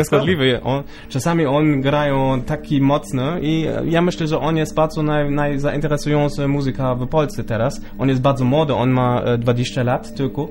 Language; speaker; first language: Polish; non-native, local second language; German